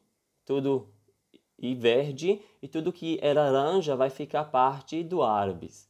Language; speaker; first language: Portuguese; early bilingual, heritage; Hebrew